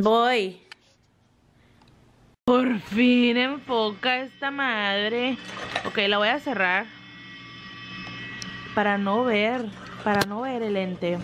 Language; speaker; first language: Spanish; native; Spanish